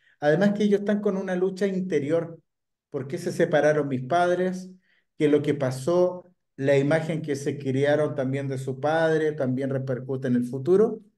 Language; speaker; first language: Spanish; native; Spanish